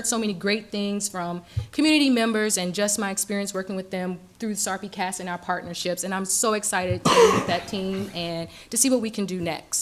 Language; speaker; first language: English; native; English